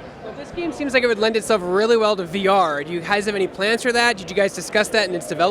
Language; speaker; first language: English; native; English